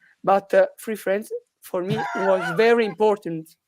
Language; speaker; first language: English; non-native, learner; Italian